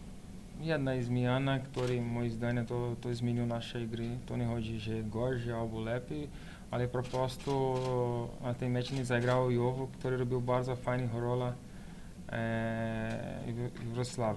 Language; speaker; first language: Polish; non-native, learner; Portuguese